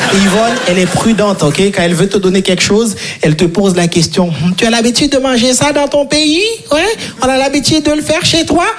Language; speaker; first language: French; non-native, local second language; Haitian Creole